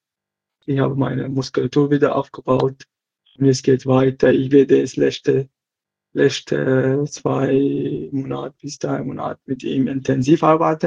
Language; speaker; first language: German; non-native, learner; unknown